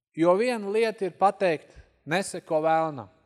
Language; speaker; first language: Latvian; native; Latvian